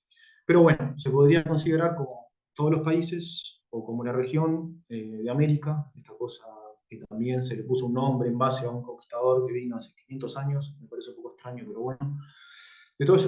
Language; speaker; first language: Spanish; native; Spanish